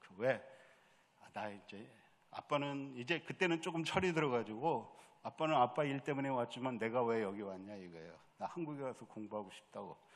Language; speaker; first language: Korean; native; Korean